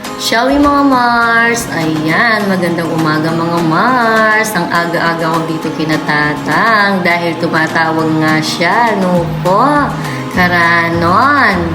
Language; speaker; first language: Filipino; non-native, local second language; Pampanga